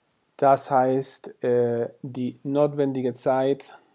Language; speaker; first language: German; non-native, fluent; Spanish